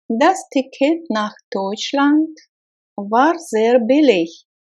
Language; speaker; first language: German; non-native, fluent; Russian